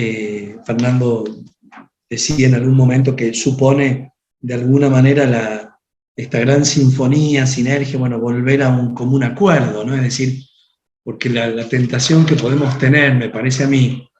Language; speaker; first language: Spanish; native; Spanish